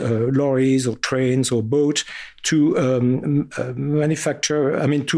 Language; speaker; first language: English; non-native, fluent; French